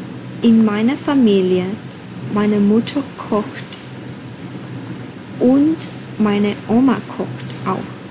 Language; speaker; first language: German; non-native, learner; English